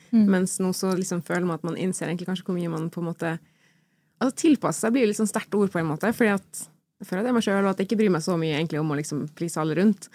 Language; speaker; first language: Norwegian; native; Norwegian